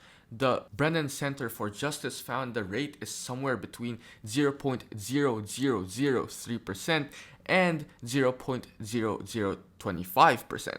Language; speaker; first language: English; native; English